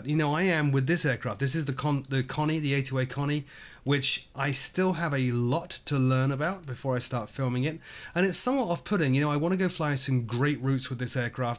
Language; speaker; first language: English; native; English